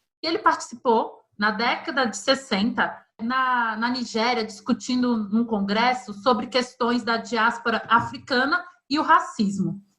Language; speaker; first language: Portuguese; native; Portuguese